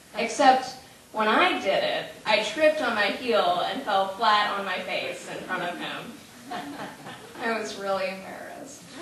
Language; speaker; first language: English; native; English